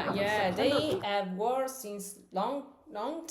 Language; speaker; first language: English; non-native, learner; Italian